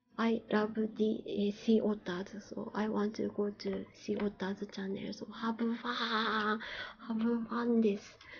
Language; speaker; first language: English; non-native, learner; Japanese